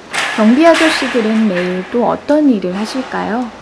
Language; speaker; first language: Korean; native; Korean